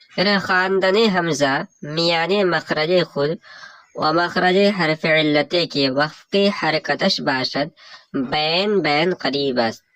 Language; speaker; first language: Urdu; native; Urdu